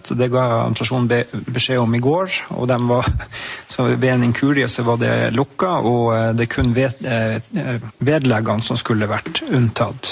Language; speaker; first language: Norwegian; native; Norwegian